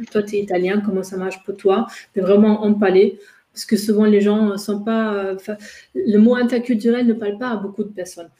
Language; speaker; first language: French; non-native, fluent; German